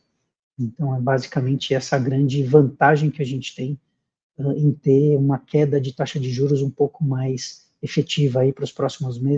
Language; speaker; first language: Portuguese; native; Portuguese